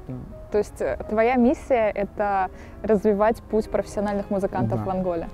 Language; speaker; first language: Russian; native; Russian